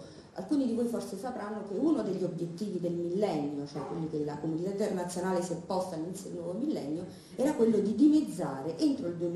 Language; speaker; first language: Italian; native; Italian